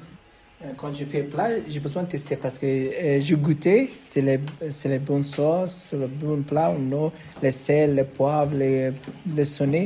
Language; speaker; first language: French; non-native, learner; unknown